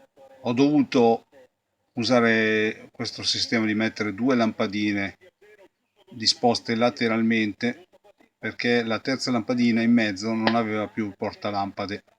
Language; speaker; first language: Italian; native; Italian